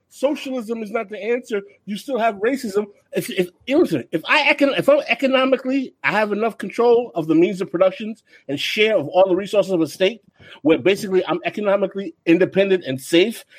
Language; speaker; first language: English; early bilingual, other home language; Haitian Creole